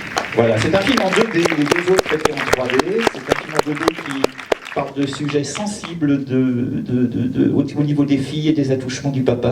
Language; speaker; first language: French; native; French